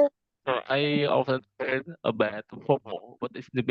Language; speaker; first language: English; non-native, learner; Indonesian